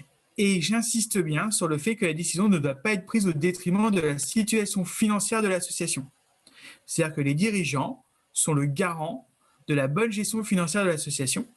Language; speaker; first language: French; native; French